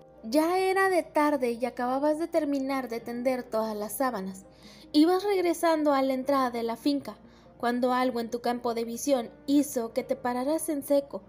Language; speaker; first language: Spanish; native; Spanish